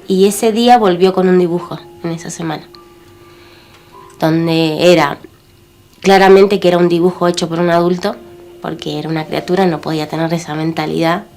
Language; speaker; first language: Spanish; native; Spanish